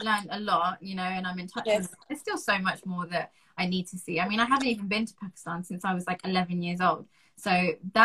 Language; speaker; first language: English; native; English